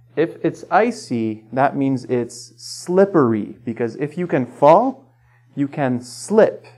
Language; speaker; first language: English; native; English